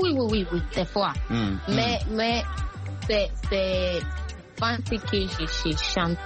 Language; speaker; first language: French; non-native, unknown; Akan